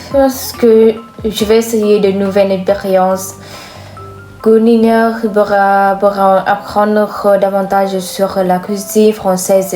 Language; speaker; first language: French; non-native, fluent; Vietnamese